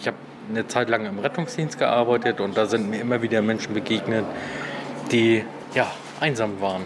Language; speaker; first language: German; native; German